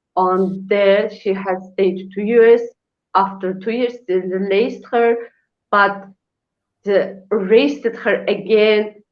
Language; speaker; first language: English; non-native, learner; Uyghur